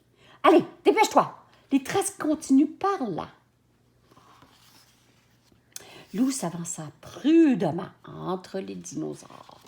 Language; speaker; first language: French; native; French